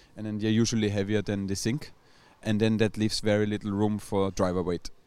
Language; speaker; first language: English; non-native, fluent; German